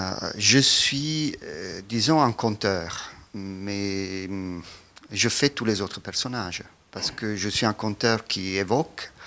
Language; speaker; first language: French; non-native, fluent; Italian